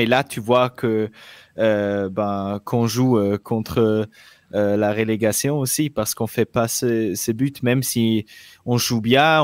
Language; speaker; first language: French; non-native, local second language; German